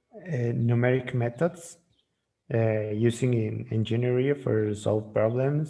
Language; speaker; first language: English; non-native, learner; Spanish